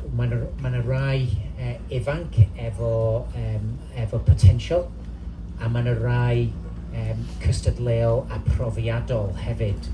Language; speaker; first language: Welsh; non-native, local second language; English